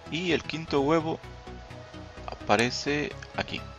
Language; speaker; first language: Spanish; native; Spanish